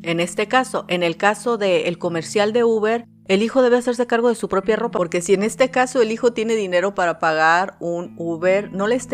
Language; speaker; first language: Spanish; native; Spanish